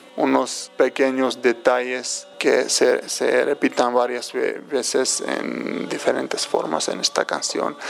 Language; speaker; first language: Spanish; non-native, fluent; Georgian